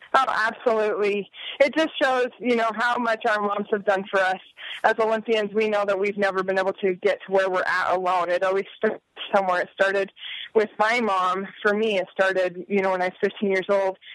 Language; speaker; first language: English; native; English